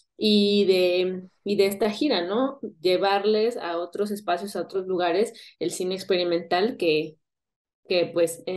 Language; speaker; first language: Spanish; native; Spanish